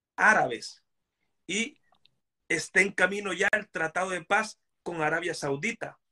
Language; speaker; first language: Spanish; native; Spanish